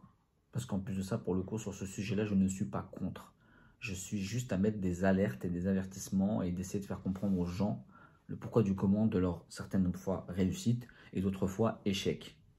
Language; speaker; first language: French; native; French